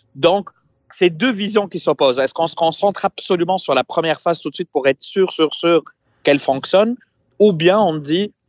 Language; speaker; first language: French; non-native, local second language; Arabic